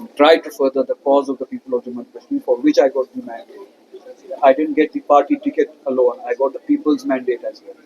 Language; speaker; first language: English; non-native, local second language; Kashmiri